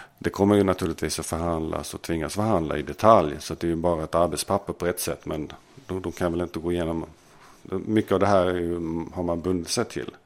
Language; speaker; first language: Swedish; native; Swedish